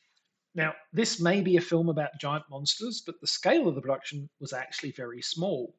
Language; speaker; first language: English; native; English